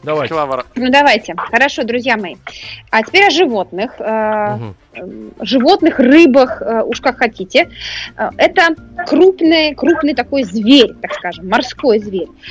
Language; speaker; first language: Russian; native; Russian